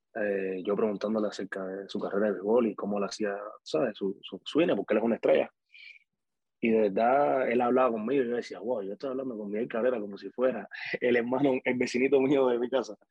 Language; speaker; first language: Spanish; native; Spanish